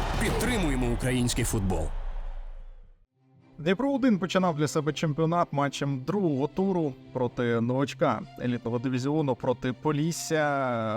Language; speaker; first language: Ukrainian; native; Ukrainian